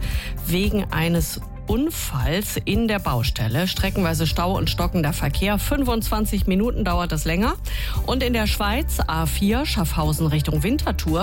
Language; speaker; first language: German; native; German